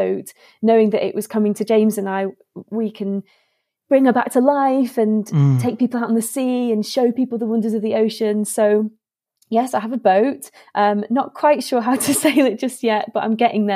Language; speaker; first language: English; native; English